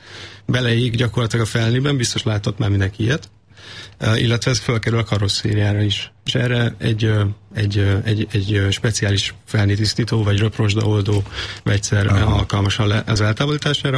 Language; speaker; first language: Hungarian; native; Hungarian